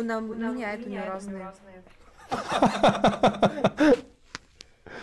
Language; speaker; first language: Russian; native; Russian